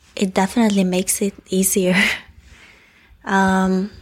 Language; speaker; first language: English; non-native, fluent; Hungarian